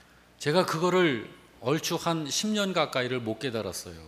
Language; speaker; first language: Korean; native; Korean